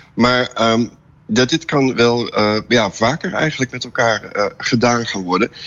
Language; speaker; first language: Dutch; native; Dutch